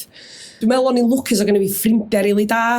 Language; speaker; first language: Welsh; native; Welsh